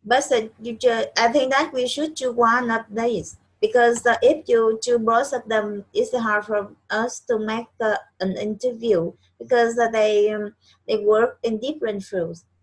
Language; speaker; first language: English; non-native, learner; Vietnamese